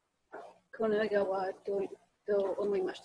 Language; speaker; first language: Japanese; non-native, learner; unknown